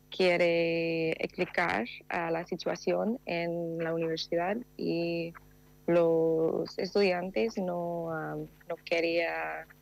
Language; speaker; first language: Spanish; non-native, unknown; English